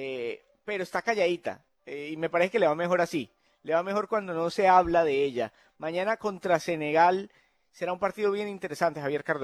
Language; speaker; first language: Spanish; native; Spanish